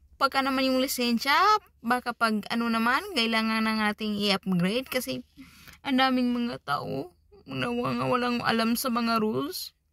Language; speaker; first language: Filipino; non-native, local second language; Cebuano